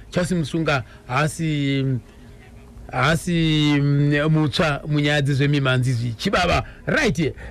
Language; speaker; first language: Shona; native; Shona